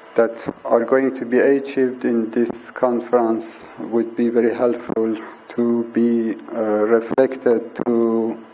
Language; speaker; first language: English; non-native, fluent; Persian